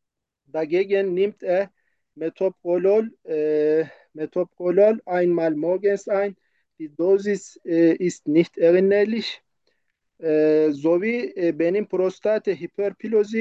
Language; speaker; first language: German; non-native, learner; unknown